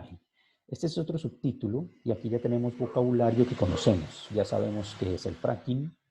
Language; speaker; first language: Spanish; native; Spanish